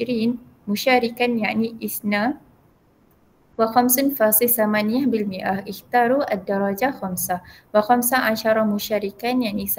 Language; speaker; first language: Arabic; non-native, learner; Malay